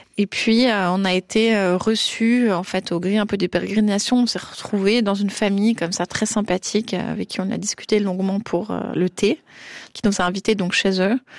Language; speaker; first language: French; native; French